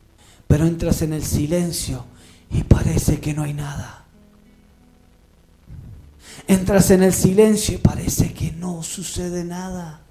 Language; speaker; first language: Spanish; native; Spanish